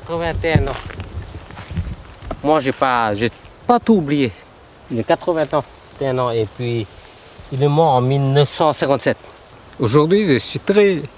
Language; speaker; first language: French; non-native, local second language; Vietnamese